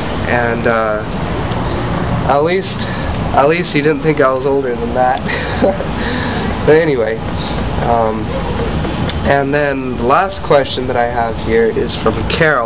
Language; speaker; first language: English; native; English